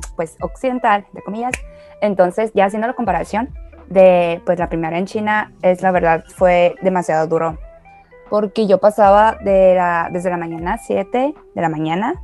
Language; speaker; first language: Spanish; early bilingual, other home language; Chinese